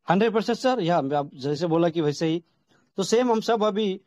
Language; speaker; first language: Hindi; non-native, local second language; Telugu